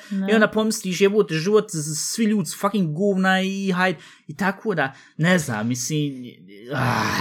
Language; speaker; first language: Bosnian; early bilingual, heritage; Bosnian